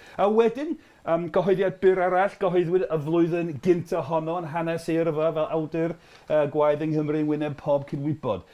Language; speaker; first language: Welsh; non-native, fluent; English